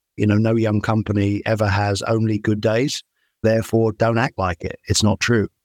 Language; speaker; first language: English; native; English